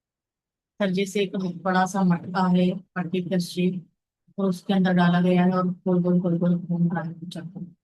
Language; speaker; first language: Hindi; native; Hindi